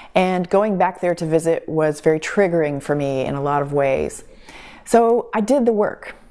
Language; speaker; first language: English; native; English